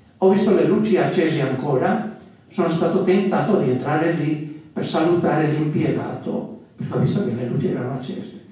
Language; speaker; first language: Italian; non-native, fluent; Basque